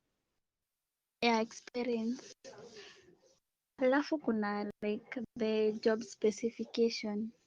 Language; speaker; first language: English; non-native, local second language; Swahili